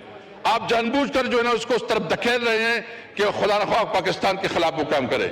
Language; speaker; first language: Urdu; non-native, local second language; Pashto